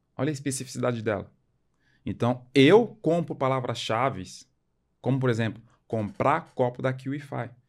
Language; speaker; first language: Portuguese; early bilingual, other home language; French